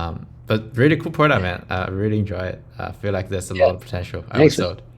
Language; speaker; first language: English; non-native, fluent; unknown